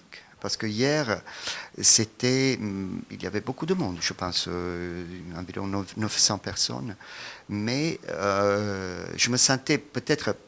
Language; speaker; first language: French; non-native, fluent; Italian